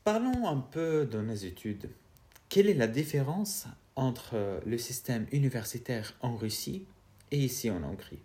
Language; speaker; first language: French; non-native, fluent; Arabic